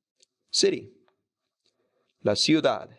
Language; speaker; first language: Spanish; non-native, fluent; English